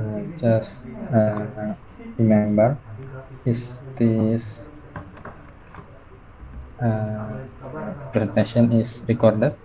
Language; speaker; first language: English; non-native, fluent; Indonesian